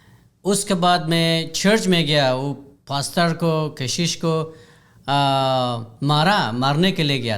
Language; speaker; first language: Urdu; non-native, learner; Hazaragi